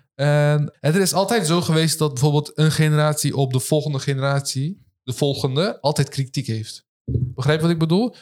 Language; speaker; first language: Dutch; early bilingual, other home language; Turkish